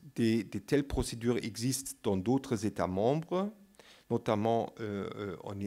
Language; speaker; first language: French; non-native, fluent; German